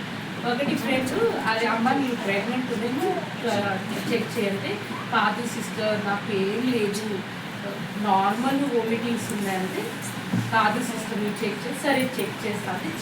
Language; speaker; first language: Telugu; non-native, learner; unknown